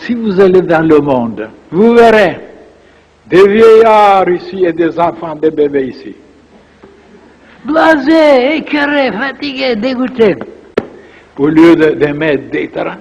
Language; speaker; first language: French; non-native, fluent; Bulgarian